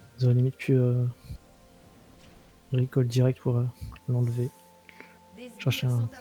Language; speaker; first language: French; native; French